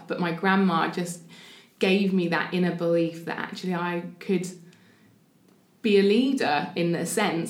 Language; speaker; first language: English; native; English